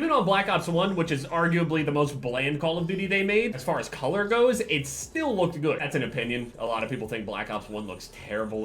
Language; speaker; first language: English; native; English